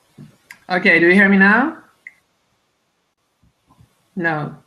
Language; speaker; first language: English; non-native, fluent; Italian